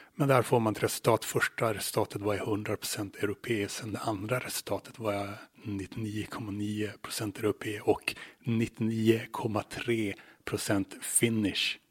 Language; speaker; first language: Swedish; native; Swedish